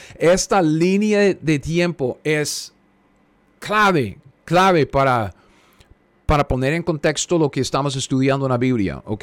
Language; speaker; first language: Spanish; non-native, fluent; English